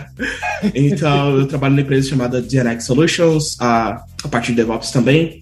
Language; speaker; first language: Portuguese; native; Portuguese